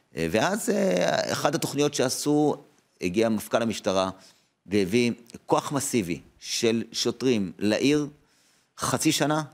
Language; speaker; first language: Hebrew; native; Hebrew